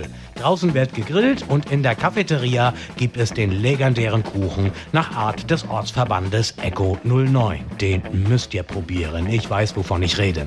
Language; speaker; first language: German; native; German